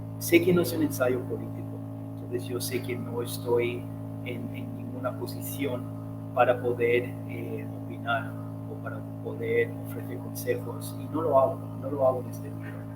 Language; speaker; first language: Spanish; non-native, fluent; English